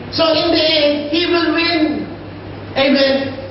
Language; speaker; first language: English; non-native, local second language; Filipino